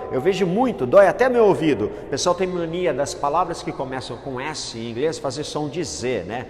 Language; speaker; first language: Portuguese; non-native, fluent; English